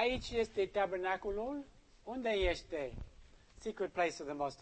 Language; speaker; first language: Romanian; non-native, learner; English